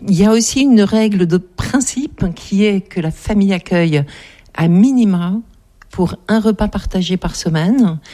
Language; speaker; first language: French; native; French